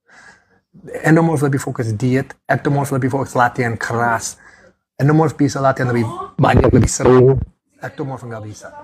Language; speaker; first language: Indonesian; non-native, learner; English